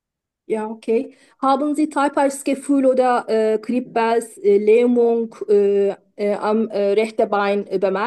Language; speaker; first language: German; non-native, learner; Turkish